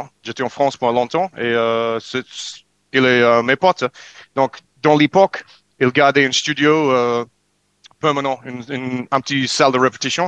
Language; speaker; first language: French; non-native, learner; English